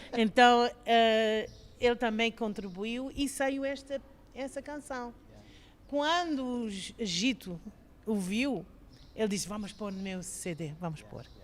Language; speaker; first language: Portuguese; non-native, fluent; English